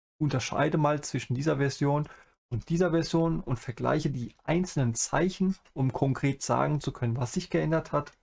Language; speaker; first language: German; native; German